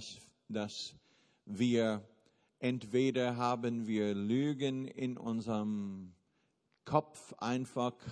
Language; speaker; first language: German; non-native, fluent; English